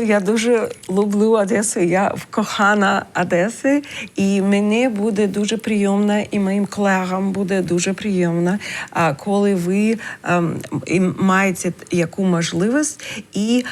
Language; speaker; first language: Ukrainian; non-native, learner; English